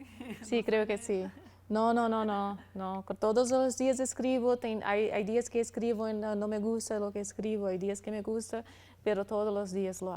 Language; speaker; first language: Spanish; non-native, learner; Portuguese